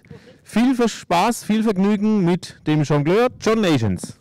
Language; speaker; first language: German; native; German